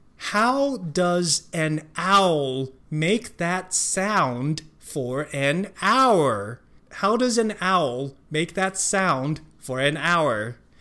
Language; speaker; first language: English; non-native, fluent; Chinese